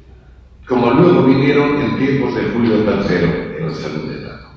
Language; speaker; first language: Spanish; native; Spanish